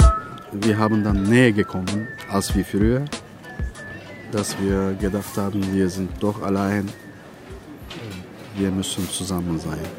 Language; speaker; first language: German; non-native, learner; Turkish